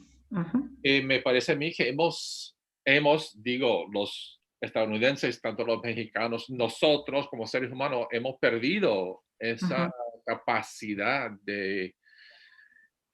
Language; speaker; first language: Spanish; non-native, fluent; English